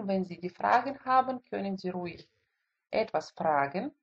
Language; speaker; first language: German; non-native, fluent; Russian